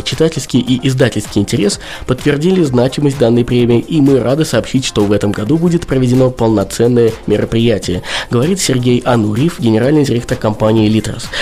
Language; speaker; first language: Russian; native; Russian